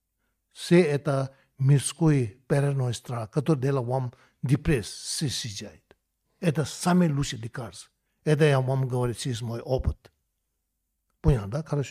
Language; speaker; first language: Russian; non-native, learner; Tibetan